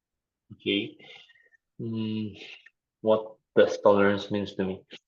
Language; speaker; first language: English; non-native, fluent; Indonesian